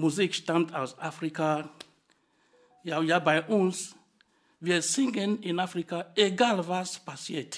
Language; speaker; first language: German; non-native, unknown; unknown